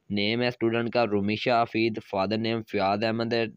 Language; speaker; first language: Urdu; non-native, local second language; Punjabi